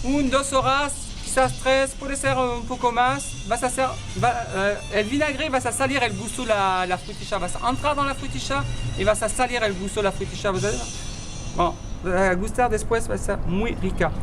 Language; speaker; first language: Spanish; non-native, learner; French